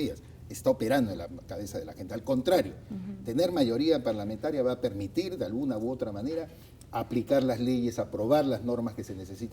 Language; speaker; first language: Spanish; native; Spanish